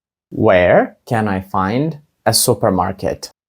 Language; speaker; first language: English; non-native, fluent; Ukrainian